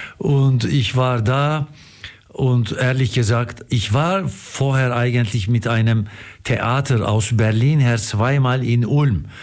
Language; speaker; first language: German; non-native, fluent; Turkish